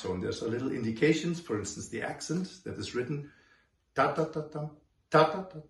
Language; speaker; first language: English; non-native, fluent; German